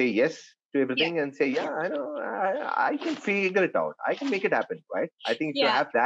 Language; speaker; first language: English; non-native, local second language; Tamil